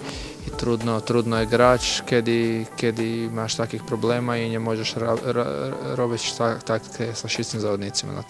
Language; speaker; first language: Polish; non-native, learner; Croatian